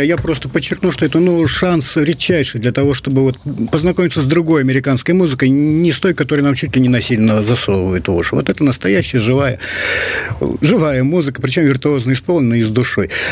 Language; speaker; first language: Russian; native; Russian